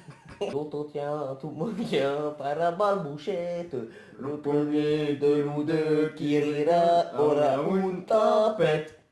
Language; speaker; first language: French; native; French